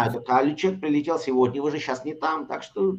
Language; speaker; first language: Russian; native; Russian